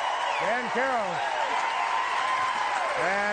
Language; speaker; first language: English; native; English